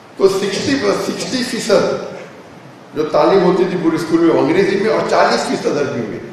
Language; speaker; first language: Urdu; non-native, local second language; Konkani